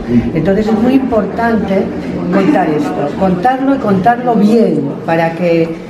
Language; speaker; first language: Spanish; native; Spanish